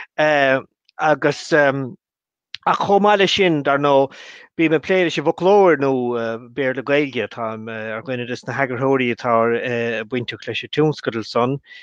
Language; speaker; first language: Irish; non-native, local second language; English